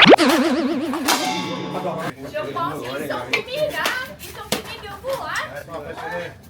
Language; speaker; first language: French; non-native, learner; Thai